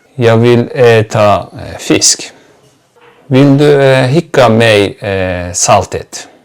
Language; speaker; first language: Swedish; non-native, fluent; Turkish